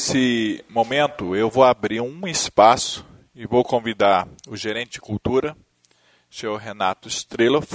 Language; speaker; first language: Portuguese; native; Portuguese